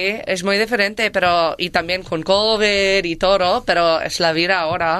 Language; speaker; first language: Spanish; non-native, learner; English